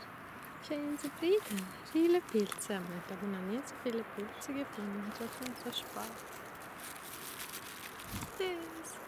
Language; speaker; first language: German; non-native, learner; Swedish